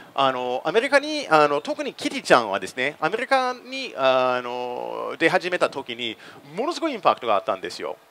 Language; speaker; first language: Japanese; non-native, fluent; English